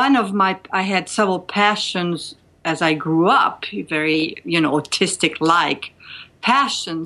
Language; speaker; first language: English; non-native, fluent; French